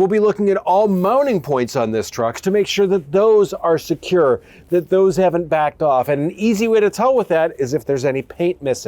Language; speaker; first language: English; native; English